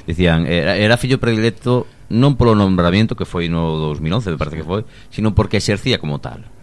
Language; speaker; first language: Galician; native; Galician